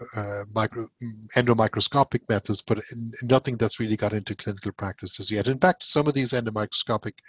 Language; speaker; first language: English; native; English